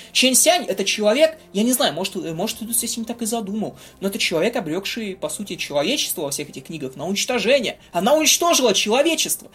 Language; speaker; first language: Russian; native; Russian